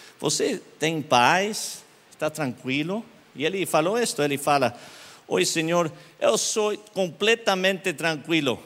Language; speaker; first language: Portuguese; non-native, learner; English